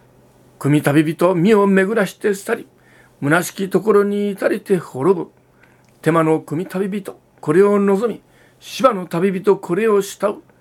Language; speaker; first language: Japanese; native; Japanese